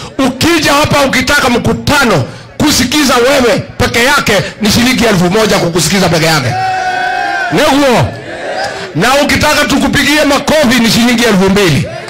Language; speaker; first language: Swahili; non-native, local second language; Kikuyu